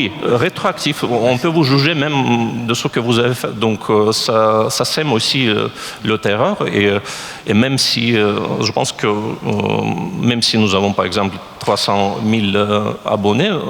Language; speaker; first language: French; non-native, fluent; Russian